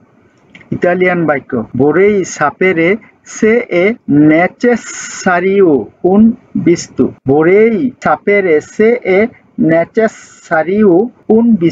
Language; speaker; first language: Italian; non-native, fluent; Bangla